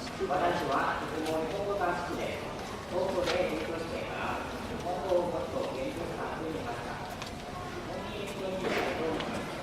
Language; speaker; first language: Japanese; non-native, learner; Lao